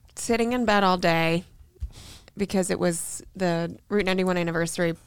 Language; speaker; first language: English; native; English